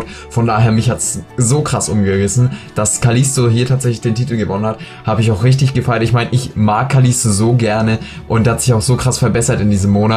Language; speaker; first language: German; native; German